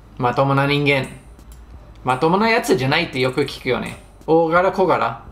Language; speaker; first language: Japanese; non-native, fluent; English